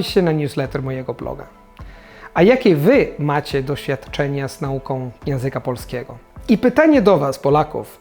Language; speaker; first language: Polish; non-native, fluent; Italian